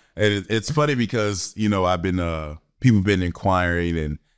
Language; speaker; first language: English; native; English